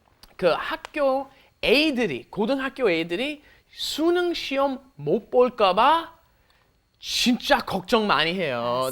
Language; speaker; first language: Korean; non-native, fluent; English